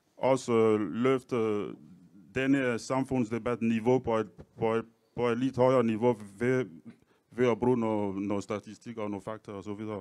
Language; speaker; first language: Danish; non-native, fluent; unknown